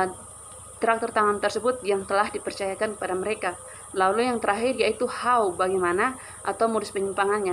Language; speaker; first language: Indonesian; native; Indonesian